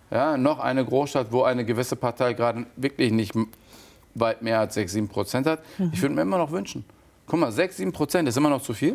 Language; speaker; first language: German; early bilingual, other home language; Turkish